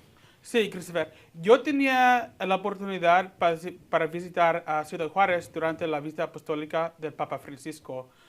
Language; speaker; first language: Spanish; early bilingual, heritage; Spanish